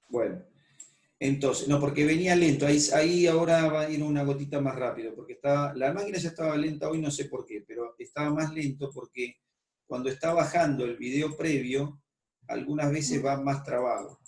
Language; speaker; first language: Spanish; native; Spanish